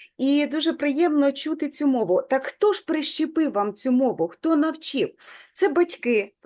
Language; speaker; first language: Ukrainian; native; Ukrainian